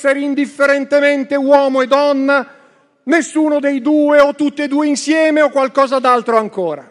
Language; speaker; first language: Italian; native; Italian